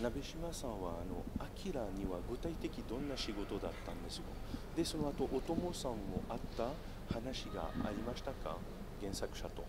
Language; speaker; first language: Japanese; non-native, fluent; French